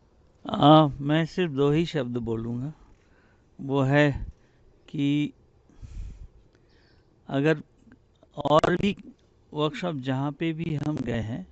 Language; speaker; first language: Hindi; native; Hindi